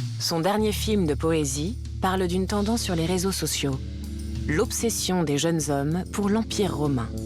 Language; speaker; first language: French; native; French